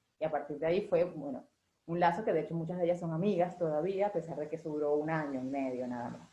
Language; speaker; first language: Spanish; native; Spanish